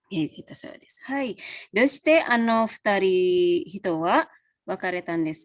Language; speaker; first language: Japanese; non-native, fluent; Indonesian